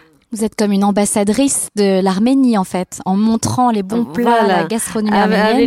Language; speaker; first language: French; native; French